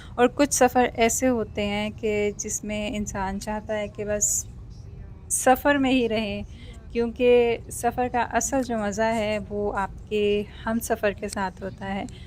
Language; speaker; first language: Urdu; native; Urdu